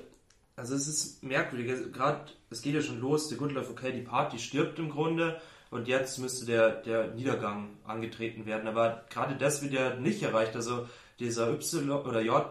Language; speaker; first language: German; native; German